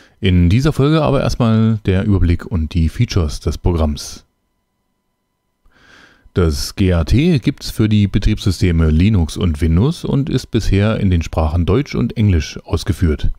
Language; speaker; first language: German; native; German